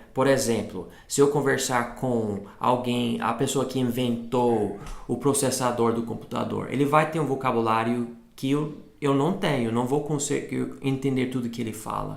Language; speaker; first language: Portuguese; non-native, fluent; English